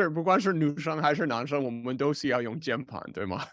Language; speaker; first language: Chinese; non-native, fluent; English